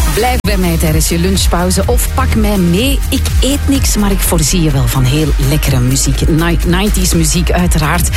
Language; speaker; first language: Dutch; native; Dutch